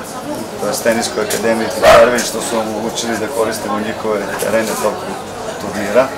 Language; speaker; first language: Serbian; native; Serbian